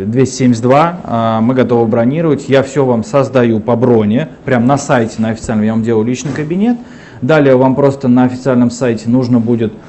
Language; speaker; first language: Russian; native; Russian